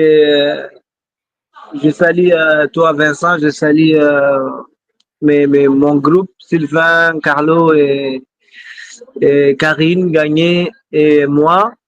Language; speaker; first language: French; non-native, local second language; Tamasheq